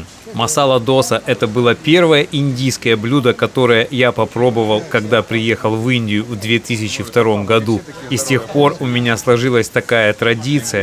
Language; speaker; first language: Russian; native; Russian